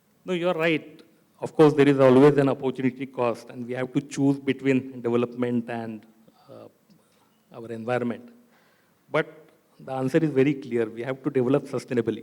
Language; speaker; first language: English; non-native, local second language; Marathi